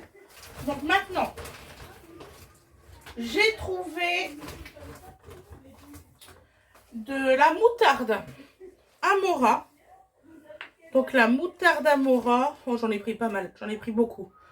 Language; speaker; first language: French; native; French